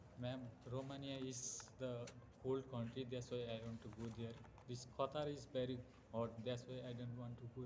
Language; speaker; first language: English; non-native, learner; Nepali